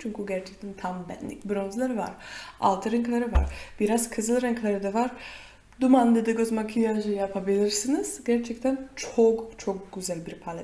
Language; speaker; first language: Turkish; non-native, fluent; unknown